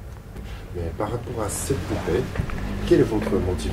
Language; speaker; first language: French; non-native, fluent; Japanese